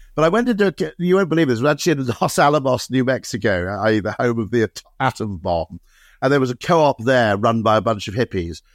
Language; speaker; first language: English; native; English